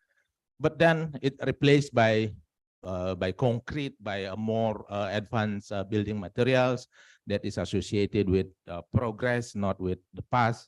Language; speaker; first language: English; non-native, fluent; Indonesian